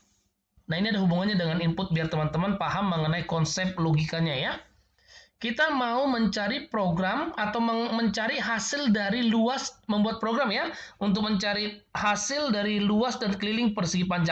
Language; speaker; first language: Indonesian; native; Indonesian